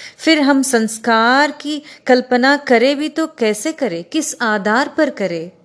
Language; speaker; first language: Hindi; non-native, local second language; Kannada